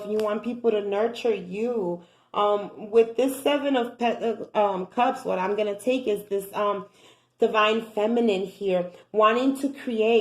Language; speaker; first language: English; native; English